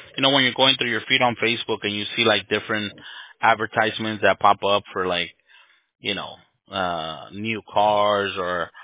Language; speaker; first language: English; early bilingual, other home language; Spanish